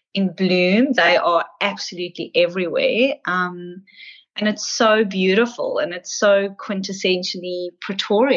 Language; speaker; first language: English; native; English